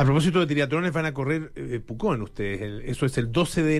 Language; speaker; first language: Spanish; native; Spanish